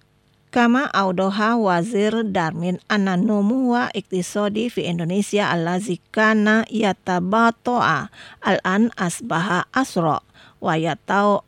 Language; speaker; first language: Arabic; non-native, fluent; Indonesian